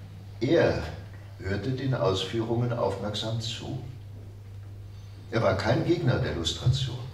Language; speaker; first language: German; native; German